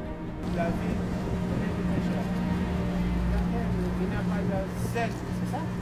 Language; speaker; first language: French; non-native, learner; Portuguese